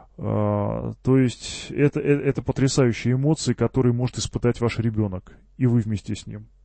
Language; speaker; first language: Russian; early bilingual, heritage; Russian